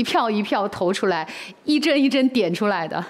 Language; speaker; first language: Chinese; native; Chinese